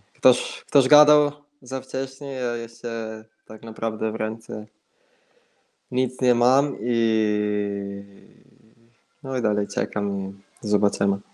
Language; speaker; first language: Polish; non-native, fluent; Italian